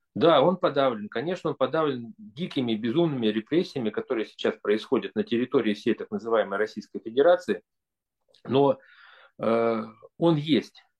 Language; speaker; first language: Russian; native; Russian